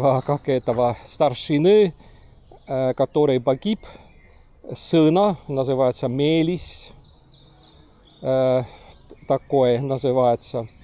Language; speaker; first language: Russian; non-native, local second language; Estonian